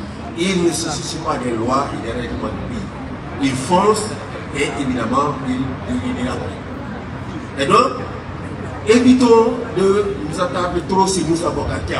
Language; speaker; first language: French; non-native, local second language; Wolof